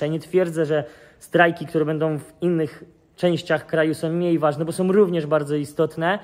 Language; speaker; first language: Polish; native; Polish